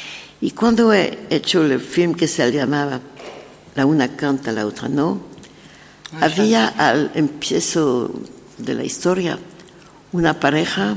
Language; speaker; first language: Spanish; non-native, learner; French